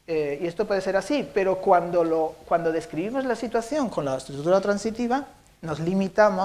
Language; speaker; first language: Spanish; native; Spanish